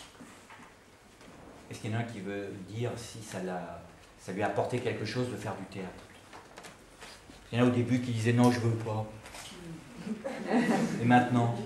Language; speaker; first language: French; native; French